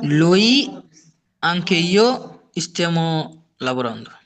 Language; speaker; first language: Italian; non-native, learner; Bangla